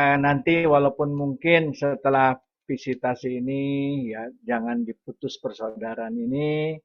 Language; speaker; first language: Indonesian; non-native, local second language; Sundanese